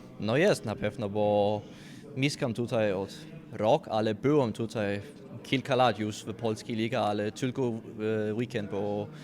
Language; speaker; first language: Polish; non-native, learner; Danish